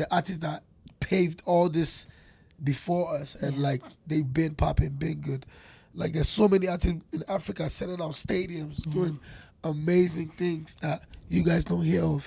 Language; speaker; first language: English; non-native, local second language; Yoruba